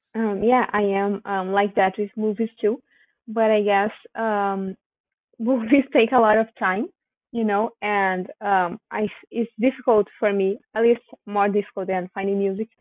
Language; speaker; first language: English; non-native, fluent; Portuguese